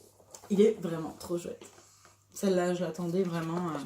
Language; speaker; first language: French; native; French